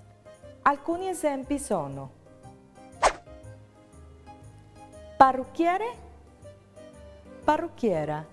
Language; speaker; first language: Italian; non-native, fluent; Spanish